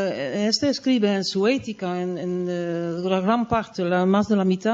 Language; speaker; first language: Spanish; non-native, fluent; Dutch